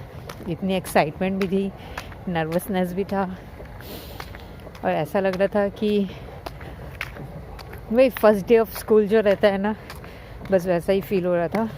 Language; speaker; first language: Hindi; native; Hindi